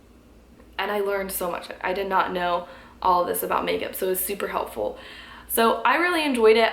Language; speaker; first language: English; native; English